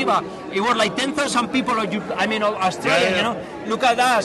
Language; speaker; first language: English; non-native, fluent; Spanish